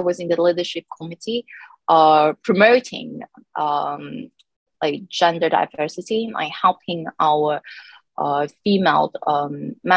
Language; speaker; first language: English; non-native, local second language; Cantonese